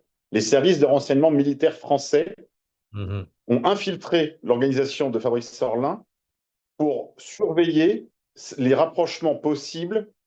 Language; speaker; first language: French; native; French